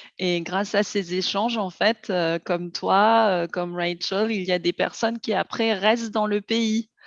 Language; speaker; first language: French; native; French